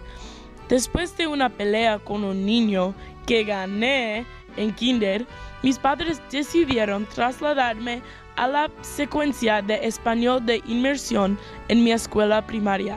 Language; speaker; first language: Spanish; non-native, learner; English